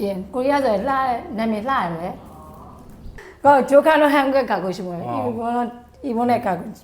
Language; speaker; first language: Korean; non-native, learner; Burmese